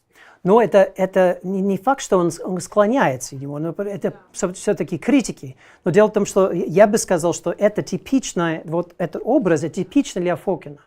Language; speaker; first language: Russian; non-native, fluent; English